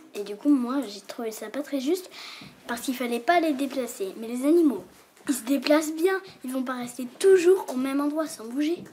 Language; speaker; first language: French; native; French